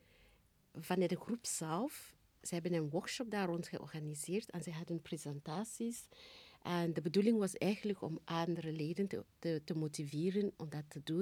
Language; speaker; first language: Dutch; non-native, fluent; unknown